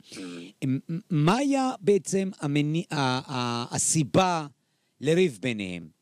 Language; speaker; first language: Hebrew; native; Hebrew